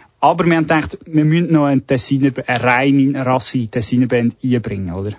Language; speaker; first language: German; early bilingual, other home language; Serbian